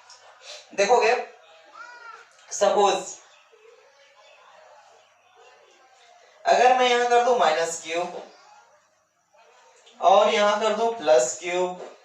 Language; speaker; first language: Hindi; native; Hindi